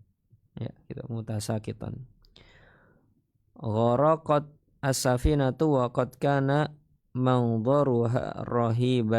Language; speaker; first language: Arabic; non-native, fluent; Indonesian